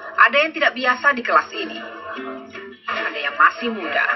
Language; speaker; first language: Indonesian; native; Indonesian